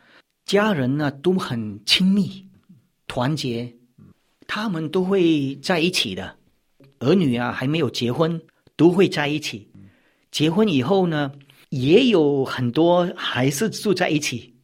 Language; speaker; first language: Chinese; early bilingual, heritage; Chinese